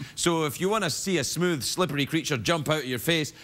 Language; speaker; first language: English; native; English